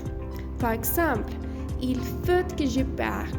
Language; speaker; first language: French; non-native, learner; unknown